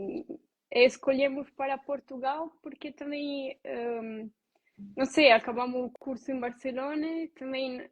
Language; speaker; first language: Portuguese; non-native, learner; Italian